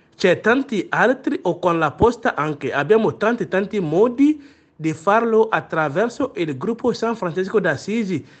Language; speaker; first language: Italian; non-native, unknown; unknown